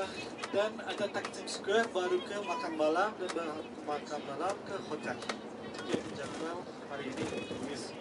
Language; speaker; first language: Indonesian; non-native, fluent; Turkish